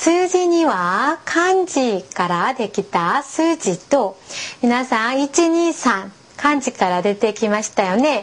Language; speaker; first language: Japanese; non-native, fluent; Korean